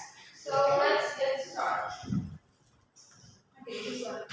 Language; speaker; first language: English; non-native, fluent; Indonesian